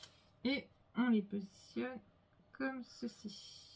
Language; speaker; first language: French; native; French